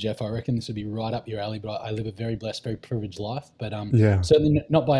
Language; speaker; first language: English; native; English